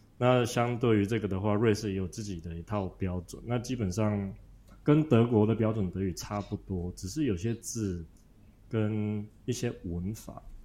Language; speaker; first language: Chinese; native; Chinese